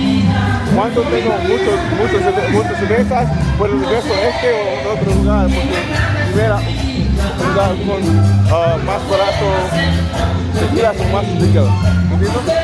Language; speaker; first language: Spanish; non-native, learner; English